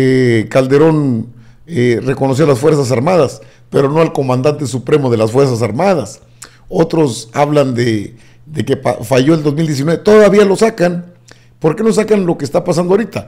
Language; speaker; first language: Spanish; native; Spanish